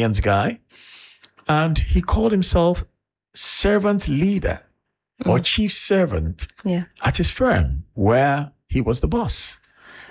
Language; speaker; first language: English; non-native, local second language; Akan